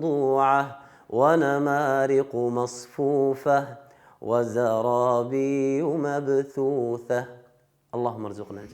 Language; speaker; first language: Arabic; native; Arabic